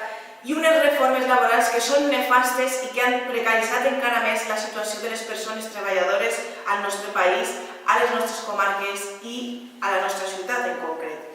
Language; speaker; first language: Catalan; native; Catalan